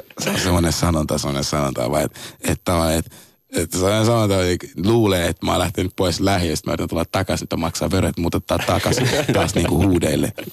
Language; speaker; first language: Finnish; non-native, fluent; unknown